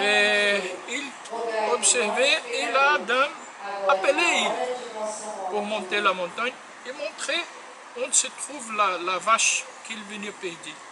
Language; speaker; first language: French; non-native, learner; Portuguese